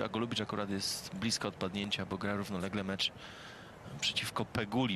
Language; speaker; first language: Polish; native; Polish